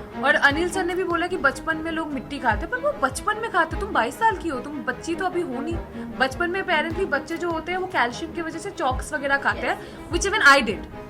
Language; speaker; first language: Hindi; non-native, local second language; Bangla